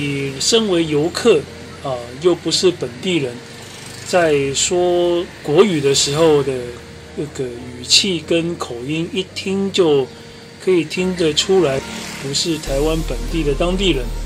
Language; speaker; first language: Chinese; native; Chinese